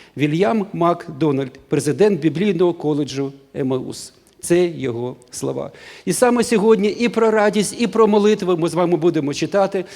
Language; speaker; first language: Ukrainian; non-native, local second language; Russian